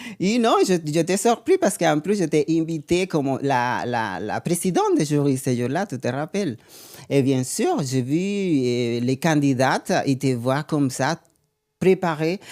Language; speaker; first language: French; non-native, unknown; Spanish